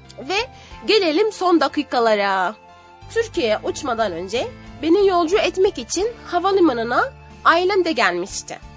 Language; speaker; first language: Turkish; non-native, fluent; Arabic